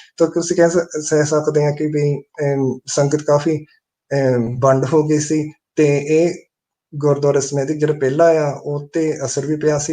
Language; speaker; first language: Punjabi; early bilingual, heritage; Punjabi